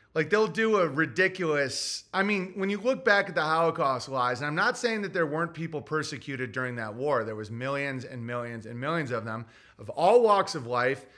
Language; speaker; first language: English; native; English